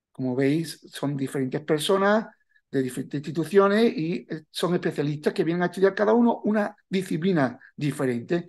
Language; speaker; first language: Spanish; native; Spanish